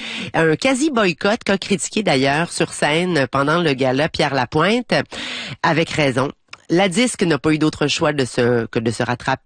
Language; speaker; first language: French; native; French